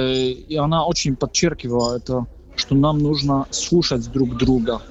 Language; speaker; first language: Russian; non-native, fluent; Polish